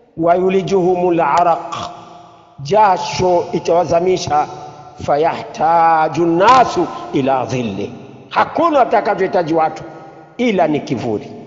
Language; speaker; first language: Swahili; native; Swahili